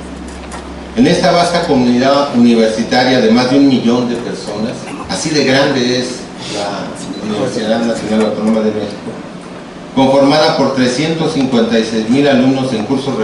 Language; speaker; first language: Spanish; native; Spanish